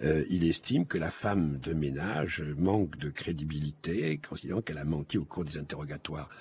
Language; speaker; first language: French; native; French